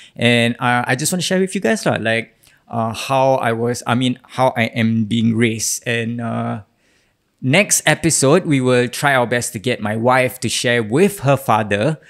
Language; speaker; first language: English; non-native, local second language; Malay